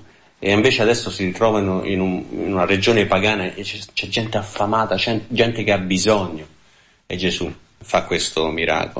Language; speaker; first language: Italian; native; Italian